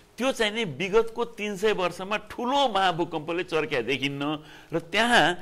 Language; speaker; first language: Nepali; native; Nepali